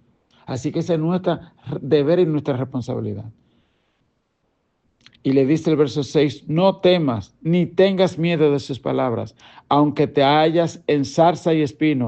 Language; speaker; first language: Spanish; native; Spanish